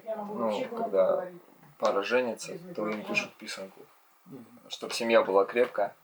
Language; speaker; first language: Russian; native; Russian